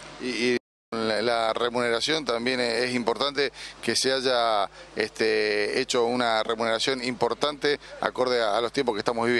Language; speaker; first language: Spanish; native; Spanish